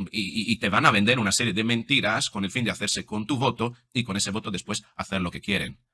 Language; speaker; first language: Spanish; non-native, fluent; Italian